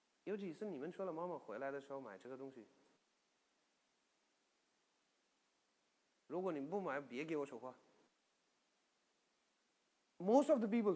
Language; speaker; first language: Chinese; non-native, fluent; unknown